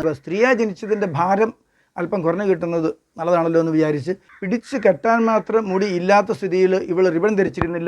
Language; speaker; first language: Malayalam; native; Malayalam